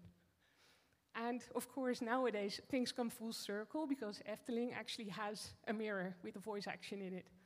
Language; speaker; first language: English; non-native, fluent; Dutch